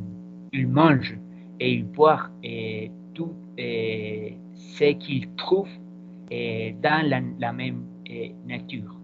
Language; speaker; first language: French; non-native, learner; Spanish